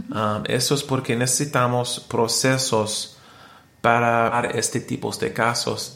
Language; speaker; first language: Spanish; non-native, learner; English